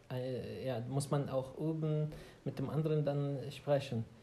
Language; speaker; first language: German; non-native, learner; Arabic